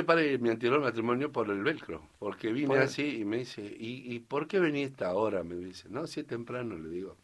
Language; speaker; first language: Spanish; native; Spanish